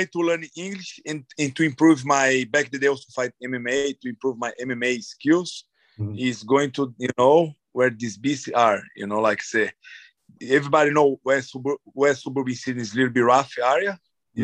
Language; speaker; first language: English; non-native, fluent; Portuguese